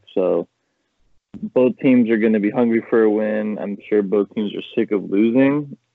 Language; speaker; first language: English; native; English